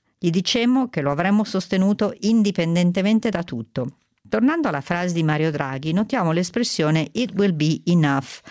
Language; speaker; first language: Italian; native; Italian